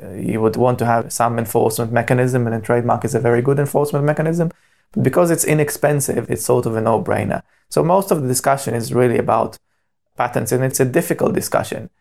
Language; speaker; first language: English; non-native, fluent; Hebrew